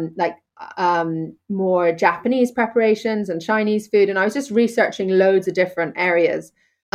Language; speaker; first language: English; native; English